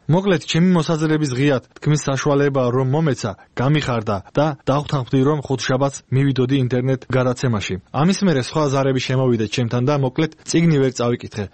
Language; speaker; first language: Georgian; non-native, local second language; Azerbaijani